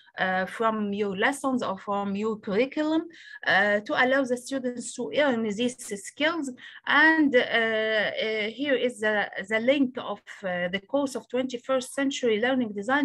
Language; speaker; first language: English; non-native, local second language; Arabic